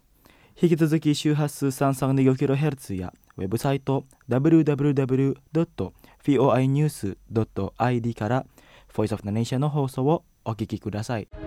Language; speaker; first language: Japanese; non-native, fluent; Indonesian